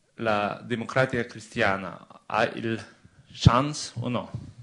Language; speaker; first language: Italian; non-native, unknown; Ukrainian